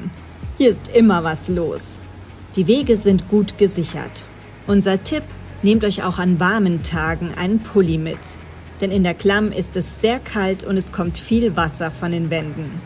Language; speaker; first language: German; native; German